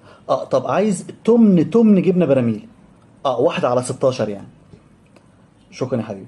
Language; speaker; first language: Arabic; native; Arabic